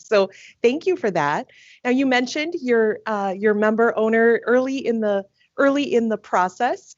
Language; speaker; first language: English; native; English